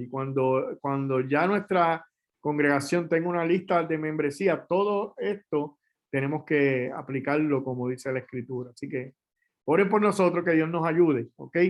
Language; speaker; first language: Spanish; native; Spanish